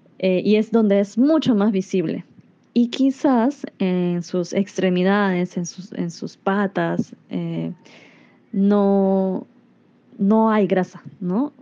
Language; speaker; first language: Spanish; native; Spanish